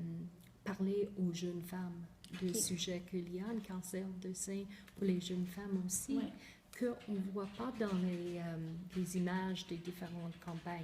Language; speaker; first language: French; non-native, fluent; English